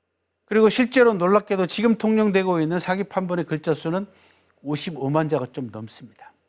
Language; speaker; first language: Korean; native; Korean